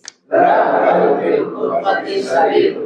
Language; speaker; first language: Arabic; non-native, learner; Indonesian